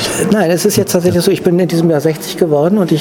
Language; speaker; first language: German; native; German